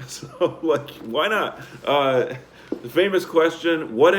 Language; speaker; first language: English; native; English